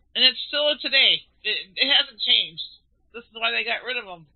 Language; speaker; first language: English; native; English